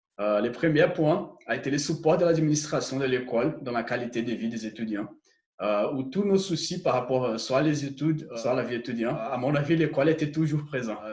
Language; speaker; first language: French; non-native, fluent; Portuguese